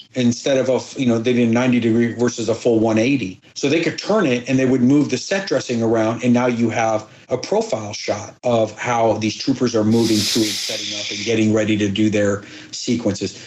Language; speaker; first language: English; early bilingual, other home language; Persian